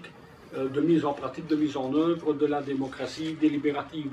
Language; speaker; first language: French; native; French